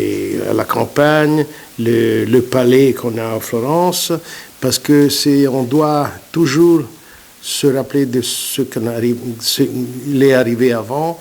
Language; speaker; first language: French; non-native, fluent; Italian